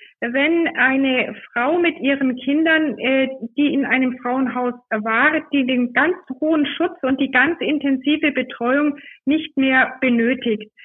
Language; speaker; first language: German; native; German